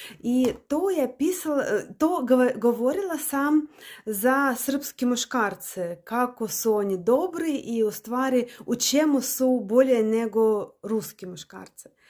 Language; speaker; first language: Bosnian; non-native, learner; Russian